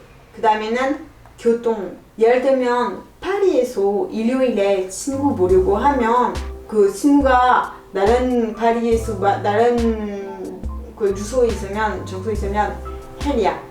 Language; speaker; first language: Korean; non-native, learner; French